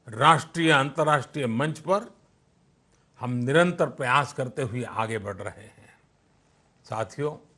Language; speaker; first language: Hindi; non-native, local second language; Gujarati